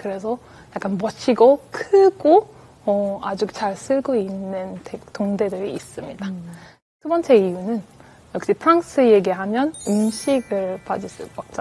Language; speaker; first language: Korean; non-native, fluent; French